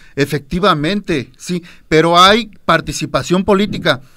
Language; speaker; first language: Spanish; native; Spanish